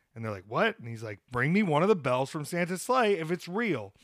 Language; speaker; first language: English; native; English